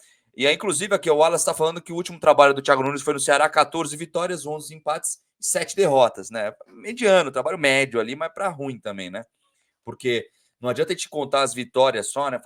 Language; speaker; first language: Portuguese; native; Portuguese